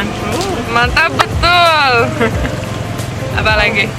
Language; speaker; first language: Indonesian; non-native, fluent; Romanian